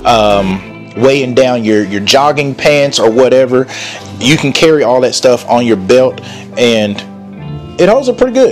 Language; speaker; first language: English; native; English